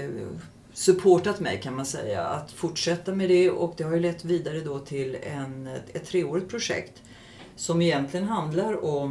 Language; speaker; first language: Swedish; native; Swedish